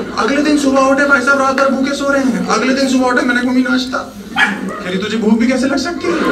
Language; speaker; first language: Hindi; native; Hindi